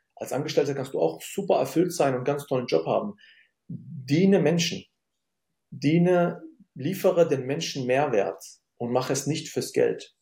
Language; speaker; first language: German; early bilingual, other home language; Arabic